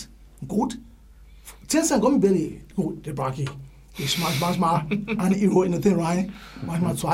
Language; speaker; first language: German; non-native, learner; English